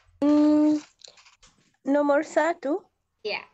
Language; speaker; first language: Indonesian; non-native, learner; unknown